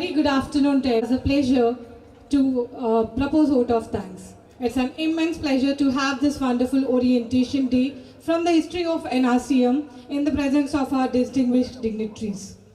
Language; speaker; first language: English; non-native, local second language; Telugu